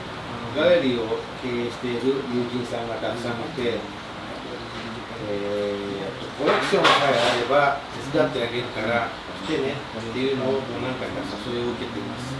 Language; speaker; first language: Japanese; non-native, fluent; Indonesian